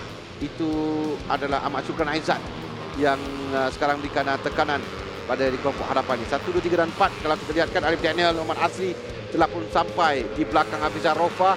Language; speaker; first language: Malay; native; Malay